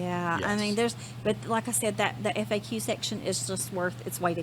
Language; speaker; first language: English; native; English